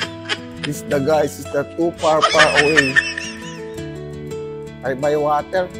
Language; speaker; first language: English; non-native, learner; Filipino